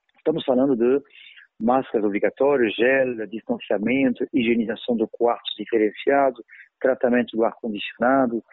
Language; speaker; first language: Portuguese; non-native, fluent; French